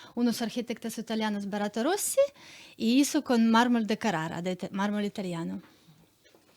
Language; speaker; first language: Spanish; non-native, learner; Ukrainian